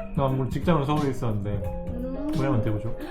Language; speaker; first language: Korean; native; Korean